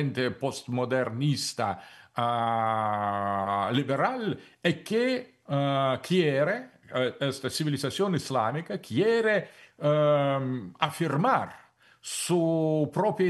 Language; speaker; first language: Spanish; non-native, fluent; Russian